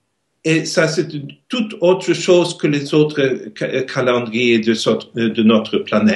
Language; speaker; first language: French; non-native, learner; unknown